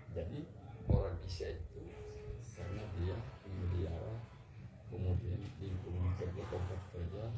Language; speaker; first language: Indonesian; non-native, local second language; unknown